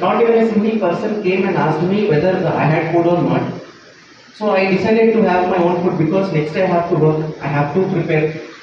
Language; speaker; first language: English; non-native, local second language; Telugu